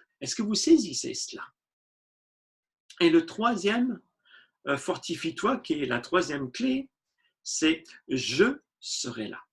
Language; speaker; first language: French; native; French